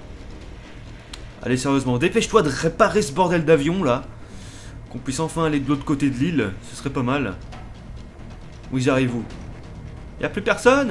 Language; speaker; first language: French; native; French